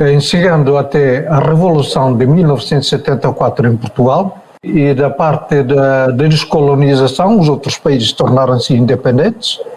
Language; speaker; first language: Portuguese; non-native, local second language; Tetum